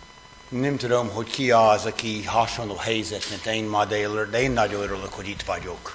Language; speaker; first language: Hungarian; non-native, fluent; English